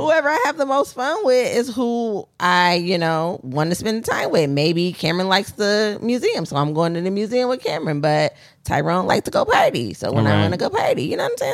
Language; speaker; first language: English; native; English